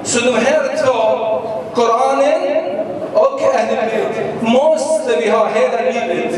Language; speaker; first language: Swedish; early bilingual, other home language; Arabic